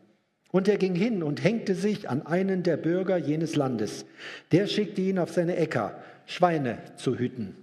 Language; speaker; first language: German; native; German